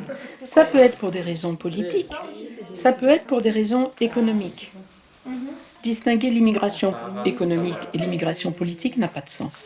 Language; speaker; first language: French; native; French